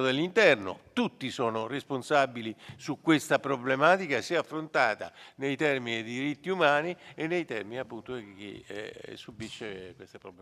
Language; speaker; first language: Italian; native; Italian